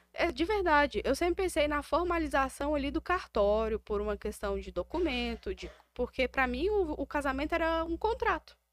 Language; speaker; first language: Portuguese; native; Portuguese